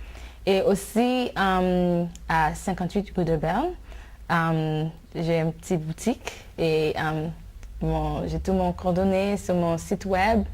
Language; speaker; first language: French; non-native, fluent; English